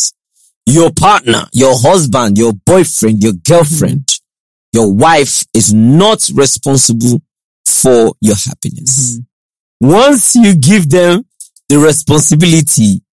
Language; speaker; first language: English; non-native, local second language; Yoruba